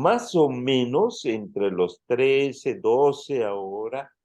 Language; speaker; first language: Spanish; native; Spanish